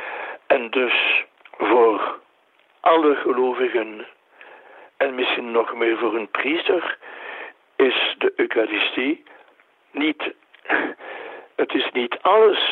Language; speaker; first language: Dutch; non-native, local second language; French